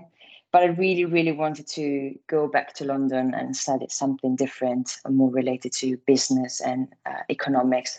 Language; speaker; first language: English; non-native, fluent; Italian